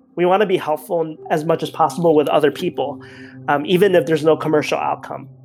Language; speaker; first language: English; native; English